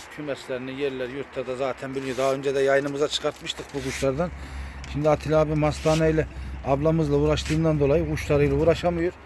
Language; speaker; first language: Turkish; native; Turkish